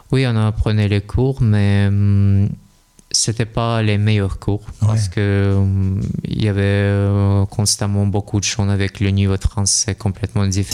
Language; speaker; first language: French; non-native, learner; Russian